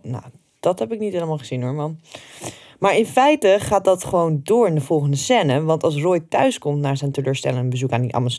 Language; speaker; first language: Dutch; native; Dutch